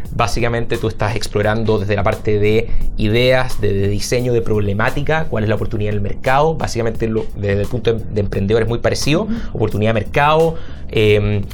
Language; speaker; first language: Spanish; native; Spanish